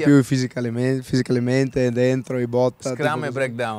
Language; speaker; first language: Italian; non-native, learner; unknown